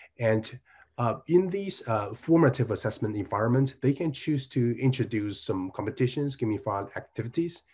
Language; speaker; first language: English; non-native, fluent; Chinese